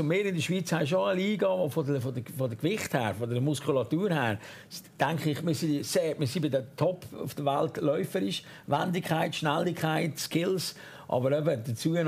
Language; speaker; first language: German; native; German